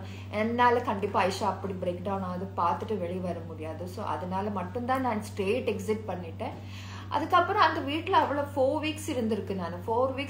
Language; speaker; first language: Tamil; non-native, learner; Malayalam